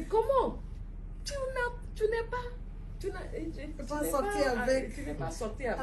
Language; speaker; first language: French; non-native, fluent; Igbo